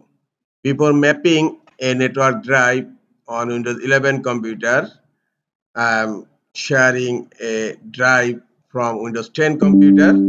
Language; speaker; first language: English; non-native, local second language; Bangla